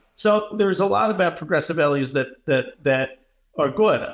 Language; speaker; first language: English; native; English